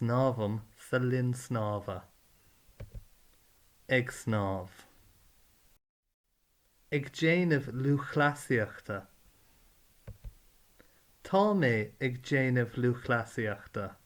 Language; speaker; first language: Irish; non-native, learner; English